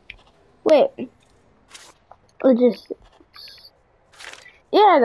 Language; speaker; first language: English; native; English